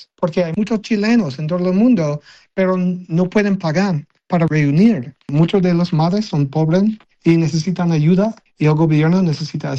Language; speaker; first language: Spanish; non-native, learner; English